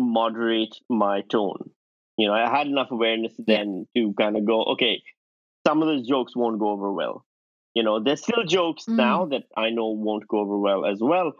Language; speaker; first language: English; non-native, local second language; Urdu